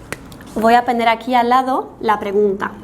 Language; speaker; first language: Spanish; non-native, fluent; Norwegian